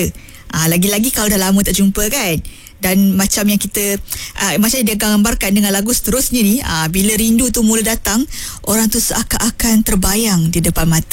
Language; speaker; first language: Malay; native; Malay